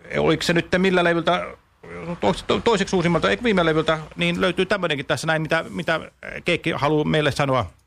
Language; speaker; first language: Finnish; native; Finnish